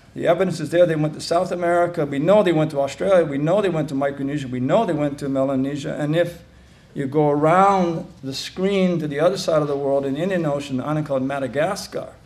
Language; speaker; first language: English; native; English